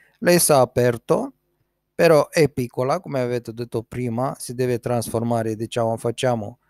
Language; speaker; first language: Italian; non-native, learner; Romanian